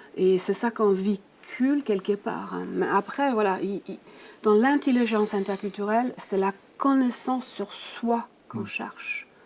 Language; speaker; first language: French; native; French